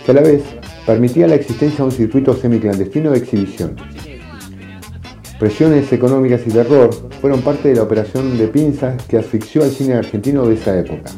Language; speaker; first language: Spanish; native; Spanish